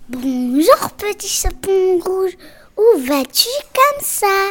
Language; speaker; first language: French; non-native, learner; Spanish